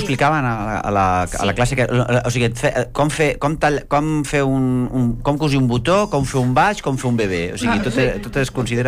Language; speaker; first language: Catalan; native; Catalan